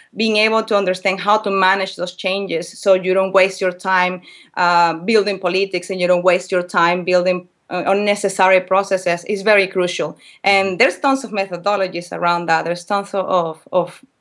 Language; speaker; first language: English; non-native, fluent; Spanish